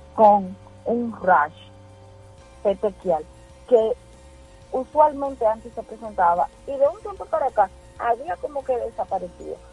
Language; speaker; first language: Spanish; native; Spanish